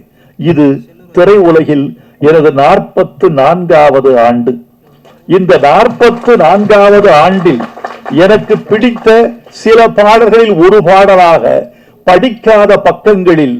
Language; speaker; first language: Tamil; native; Tamil